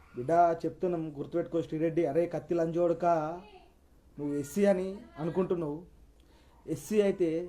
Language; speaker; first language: Telugu; native; Telugu